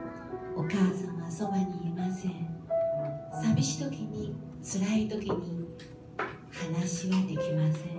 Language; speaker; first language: Japanese; non-native, learner; Chinese